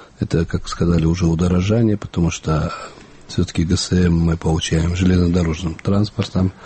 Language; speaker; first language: Russian; non-native, local second language; Kyrgyz